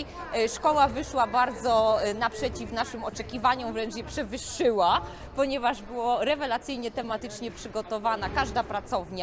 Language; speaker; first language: Polish; native; Polish